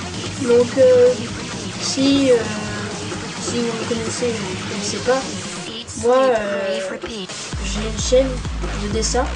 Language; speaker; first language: French; native; French